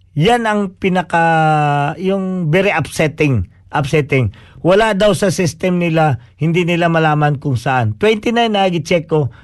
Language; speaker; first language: Filipino; native; Filipino